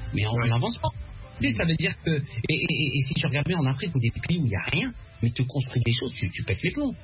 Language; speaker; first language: French; native; French